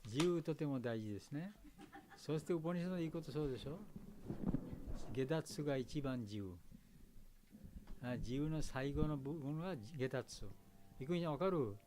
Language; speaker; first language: Japanese; non-native, learner; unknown